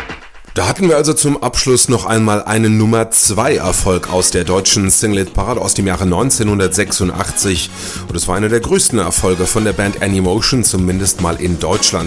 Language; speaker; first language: German; native; German